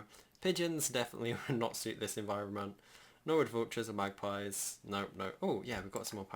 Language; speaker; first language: English; native; English